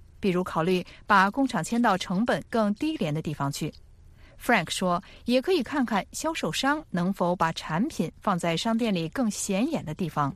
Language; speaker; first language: Chinese; native; Chinese